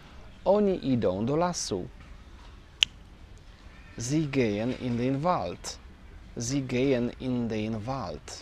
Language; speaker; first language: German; non-native, fluent; Polish